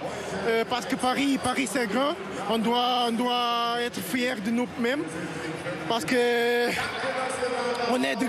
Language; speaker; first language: French; non-native, fluent; Portuguese